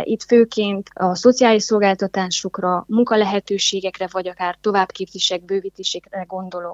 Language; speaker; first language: Hungarian; native; Hungarian